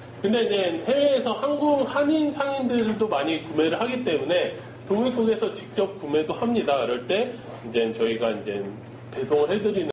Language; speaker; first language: Korean; native; Korean